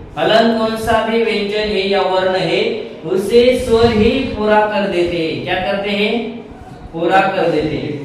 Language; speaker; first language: Hindi; non-native, local second language; Marathi